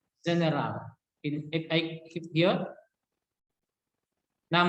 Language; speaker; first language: English; non-native, learner; Indonesian